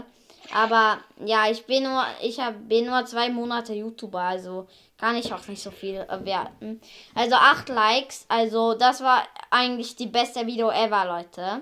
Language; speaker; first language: German; early bilingual, other home language; Hungarian